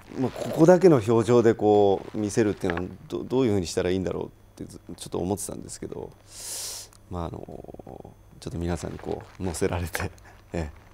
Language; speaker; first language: Japanese; native; Japanese